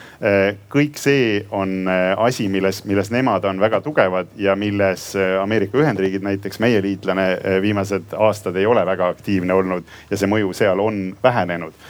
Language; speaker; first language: Estonian; native; Estonian